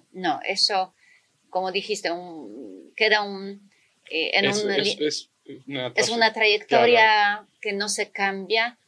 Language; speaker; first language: Spanish; non-native, fluent; Polish